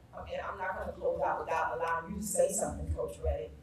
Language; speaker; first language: English; native; English